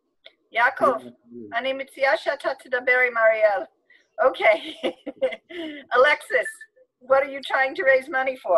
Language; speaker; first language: Hebrew; non-native, fluent; English